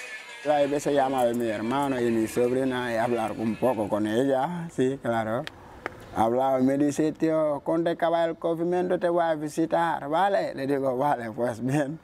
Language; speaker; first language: Spanish; non-native, fluent; Wolof